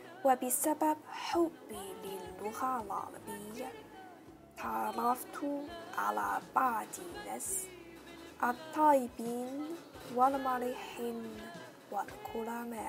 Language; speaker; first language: Arabic; non-native, learner; Chinese